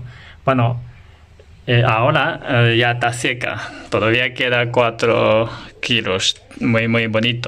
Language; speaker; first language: Spanish; non-native, learner; Chinese